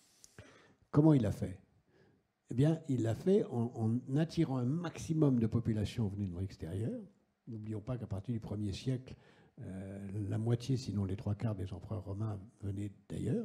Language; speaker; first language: French; native; French